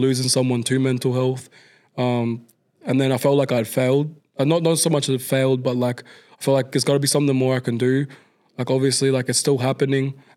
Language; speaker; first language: English; native; English